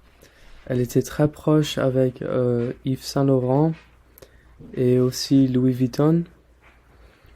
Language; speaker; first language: French; non-native, learner; English